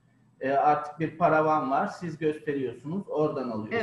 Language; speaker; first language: Turkish; native; Turkish